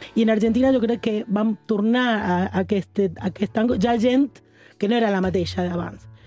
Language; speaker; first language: Catalan; non-native, fluent; Spanish